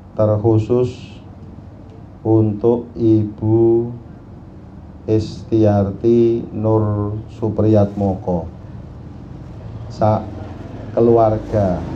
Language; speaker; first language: Javanese; native; Javanese